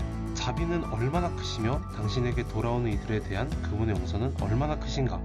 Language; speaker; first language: Korean; native; Korean